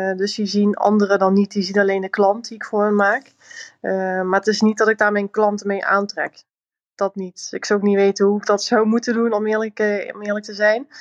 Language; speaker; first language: Dutch; native; Dutch